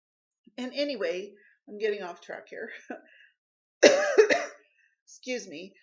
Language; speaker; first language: English; native; English